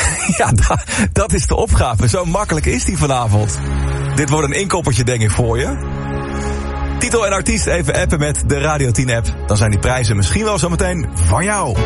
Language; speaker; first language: Dutch; native; Dutch